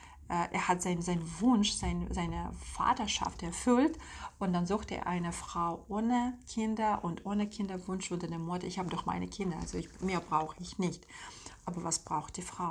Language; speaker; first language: German; non-native, fluent; Russian